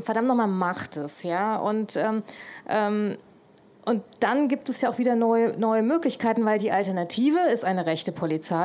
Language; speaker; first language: German; native; German